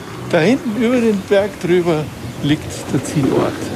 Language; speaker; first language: German; native; German